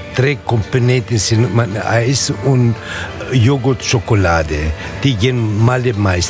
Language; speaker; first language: German; non-native, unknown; Italian